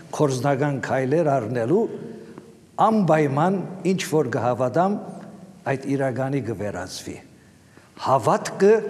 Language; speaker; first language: Armenian; early bilingual, heritage; Armenian